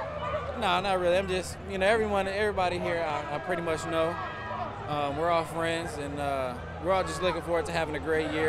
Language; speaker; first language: English; native; English